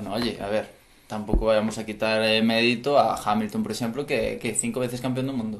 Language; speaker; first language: Spanish; non-native, local second language; Galician